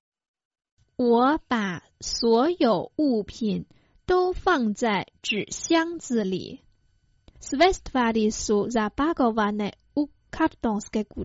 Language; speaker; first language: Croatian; non-native, fluent; Chinese